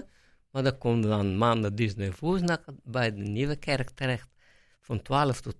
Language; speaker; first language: Dutch; non-native, fluent; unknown